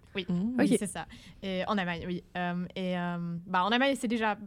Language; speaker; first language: French; non-native, fluent; German